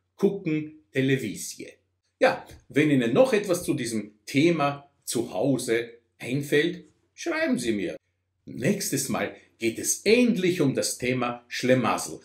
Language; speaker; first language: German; non-native, fluent; Russian